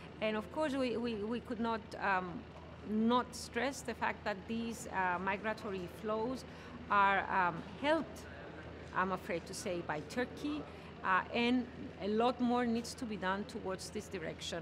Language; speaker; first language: English; non-native, fluent; Greek